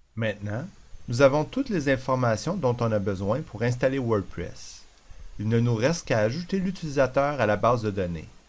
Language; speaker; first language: French; native; French